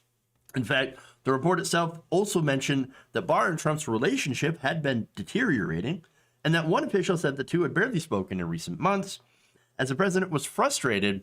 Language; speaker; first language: English; native; English